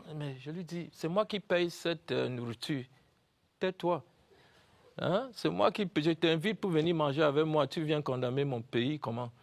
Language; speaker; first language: French; non-native, local second language; English